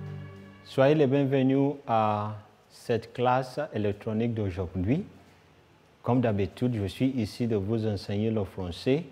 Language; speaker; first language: French; non-native, fluent; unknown